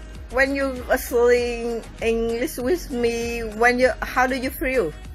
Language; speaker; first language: English; non-native, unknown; Vietnamese